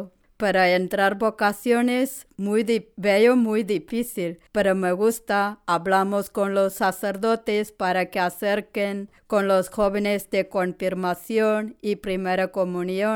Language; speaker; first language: Spanish; non-native, learner; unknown